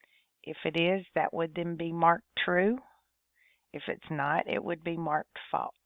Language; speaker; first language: English; native; English